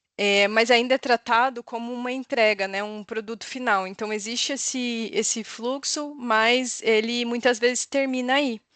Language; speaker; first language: Portuguese; native; Portuguese